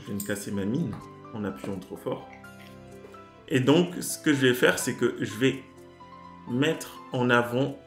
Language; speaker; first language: French; native; French